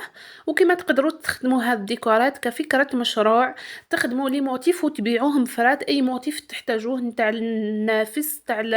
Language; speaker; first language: Arabic; native; Arabic